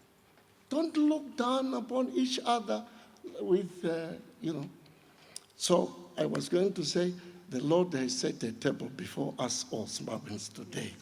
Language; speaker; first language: English; non-native, local second language; Shona